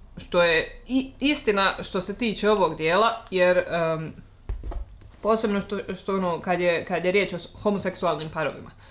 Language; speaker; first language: Bosnian; native; Bosnian